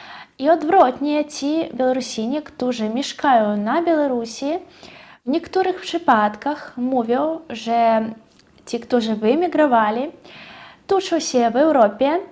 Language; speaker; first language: Polish; non-native, fluent; Russian